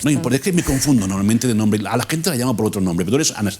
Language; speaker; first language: Spanish; native; Spanish